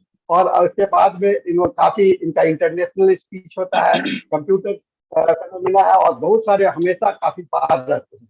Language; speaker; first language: Hindi; native; Hindi